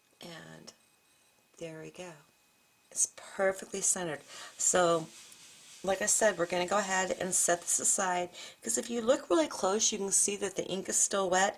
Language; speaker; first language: English; native; English